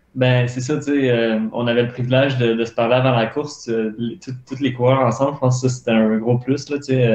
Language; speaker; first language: French; native; French